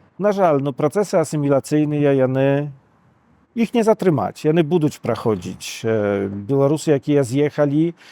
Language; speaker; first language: Belarusian; native; Belarusian